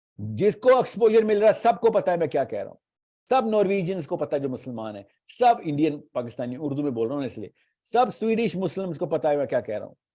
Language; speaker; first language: Urdu; native; Urdu